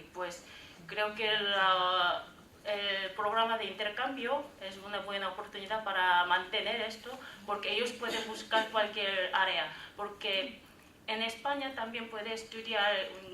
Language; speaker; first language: Spanish; non-native, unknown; Korean